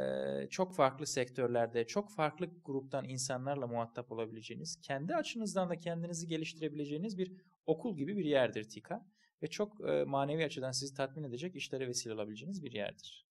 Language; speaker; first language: Turkish; native; Turkish